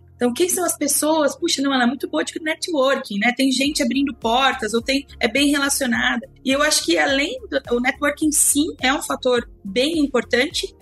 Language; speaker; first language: Portuguese; native; Portuguese